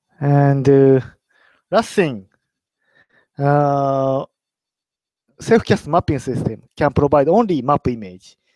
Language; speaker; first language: English; non-native, learner; Japanese